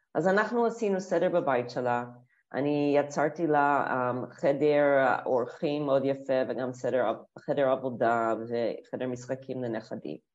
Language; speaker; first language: Hebrew; non-native, fluent; English